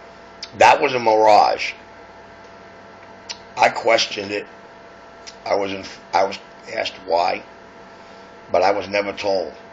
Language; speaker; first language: English; native; English